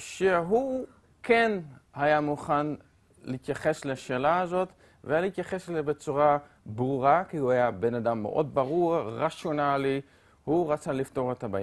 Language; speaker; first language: Hebrew; non-native, fluent; Dutch